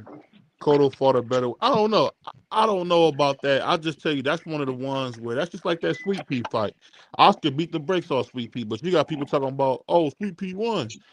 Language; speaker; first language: English; native; English